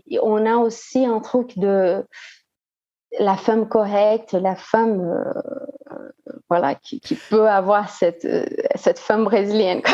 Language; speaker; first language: French; non-native, fluent; Portuguese